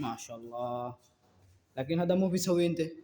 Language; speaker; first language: Arabic; non-native, learner; Bangla